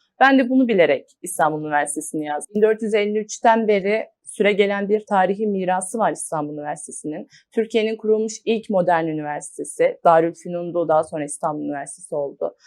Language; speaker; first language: Turkish; native; Turkish